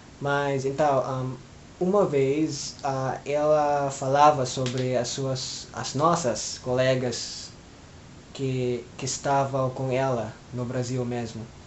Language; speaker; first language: Portuguese; non-native, fluent; Filipino